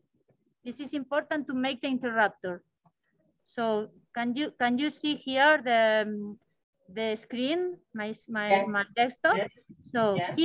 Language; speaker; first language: English; non-native, learner; Spanish